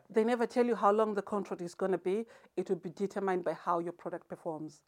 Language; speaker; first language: English; non-native, local second language; Shona